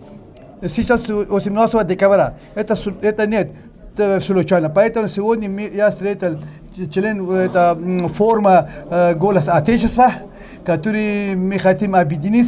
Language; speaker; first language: Russian; non-native, learner; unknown